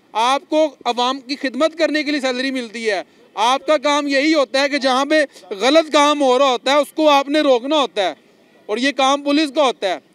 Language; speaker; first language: Urdu; native; Urdu